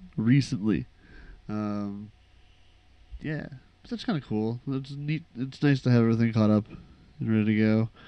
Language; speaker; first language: English; native; English